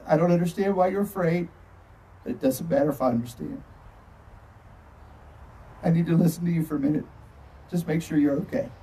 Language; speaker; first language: English; native; English